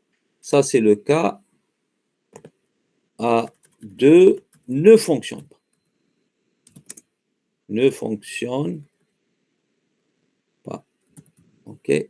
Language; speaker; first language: French; non-native, local second language; Arabic